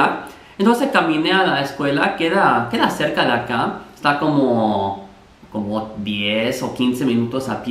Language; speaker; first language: Spanish; non-native, fluent; English